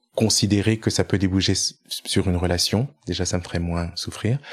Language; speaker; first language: French; native; French